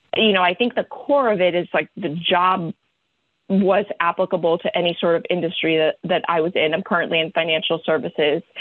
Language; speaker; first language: English; early bilingual, other home language; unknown